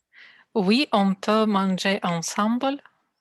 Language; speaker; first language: French; non-native, learner; Russian